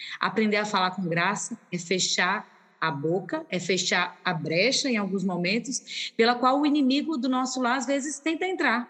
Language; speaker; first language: Portuguese; native; Portuguese